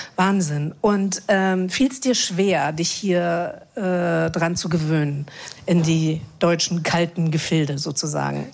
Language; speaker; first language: German; native; German